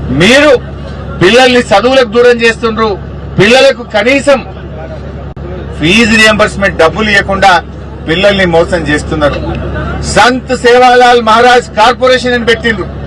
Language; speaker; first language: Telugu; non-native, local second language; Lambadi